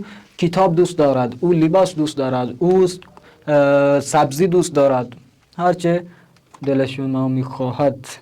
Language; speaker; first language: Persian; non-native, fluent; Urdu